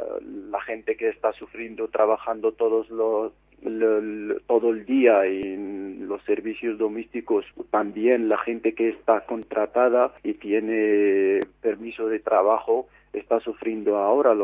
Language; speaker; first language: Spanish; non-native, fluent; Arabic